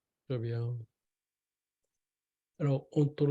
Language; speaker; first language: French; non-native, learner; Japanese